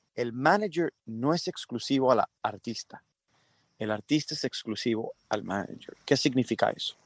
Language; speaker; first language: Spanish; early bilingual, heritage; Spanish